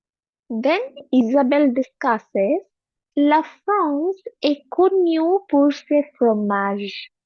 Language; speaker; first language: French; non-native, fluent; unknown